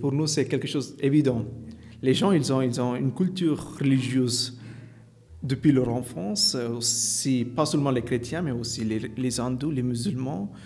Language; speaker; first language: French; non-native, fluent; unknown